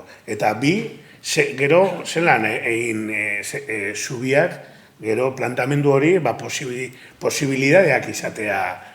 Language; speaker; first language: Basque; native; Basque